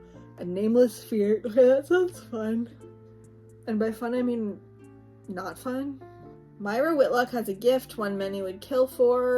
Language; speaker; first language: English; native; English